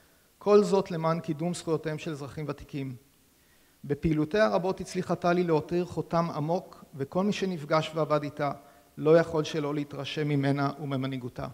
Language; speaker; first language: Hebrew; native; Hebrew